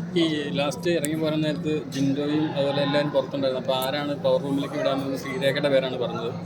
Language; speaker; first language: Malayalam; native; Malayalam